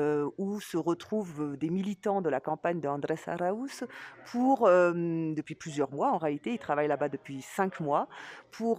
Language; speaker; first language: French; native; French